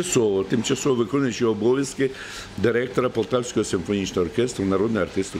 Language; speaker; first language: Russian; non-native, local second language; Ukrainian